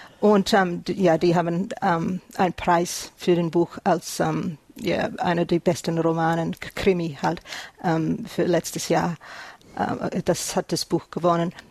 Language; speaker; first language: German; early bilingual, heritage; German